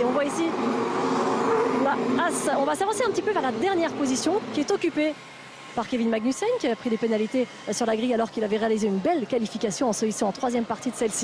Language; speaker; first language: French; native; French